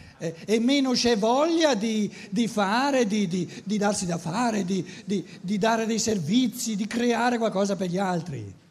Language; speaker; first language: Italian; native; Italian